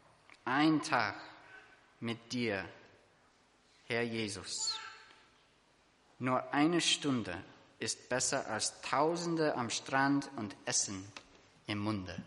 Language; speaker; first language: German; non-native, fluent; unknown